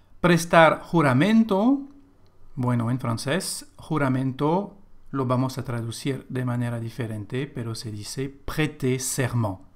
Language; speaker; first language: Spanish; non-native, fluent; French